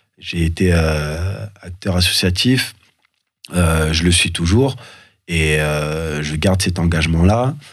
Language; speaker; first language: French; early bilingual, other home language; Soninke